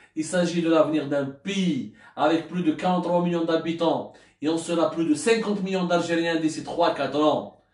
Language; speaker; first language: French; non-native, local second language; Arabic